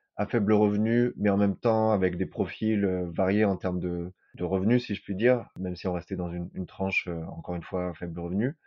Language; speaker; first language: French; native; French